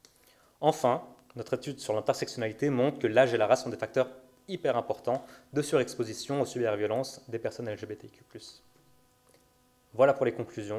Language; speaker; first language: French; native; French